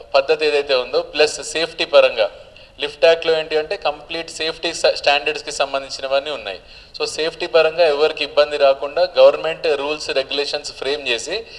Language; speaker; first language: Telugu; native; Telugu